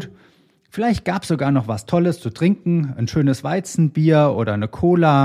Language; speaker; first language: German; native; German